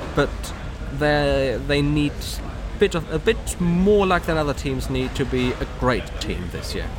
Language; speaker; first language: English; non-native, fluent; German